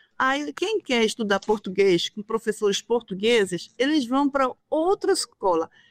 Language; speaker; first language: Portuguese; native; Portuguese